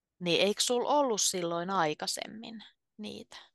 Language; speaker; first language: Finnish; native; Finnish